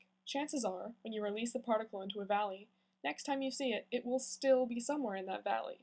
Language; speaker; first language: English; native; English